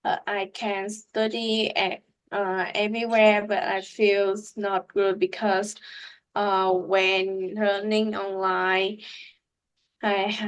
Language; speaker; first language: English; non-native, learner; Vietnamese